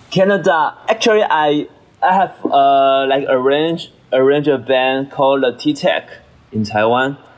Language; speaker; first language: English; non-native, learner; Chinese